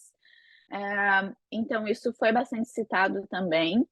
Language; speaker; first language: Portuguese; native; Portuguese